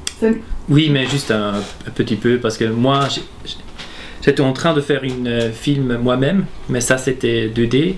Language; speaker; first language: French; non-native, local second language; German